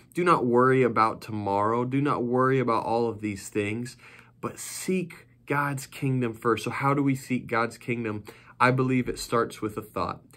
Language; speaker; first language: English; native; English